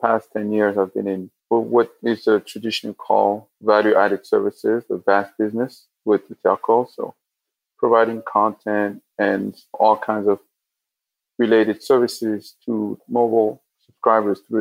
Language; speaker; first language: English; non-native, local second language; French